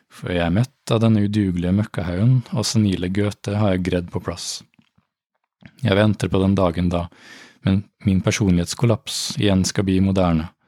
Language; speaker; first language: Norwegian; native; Norwegian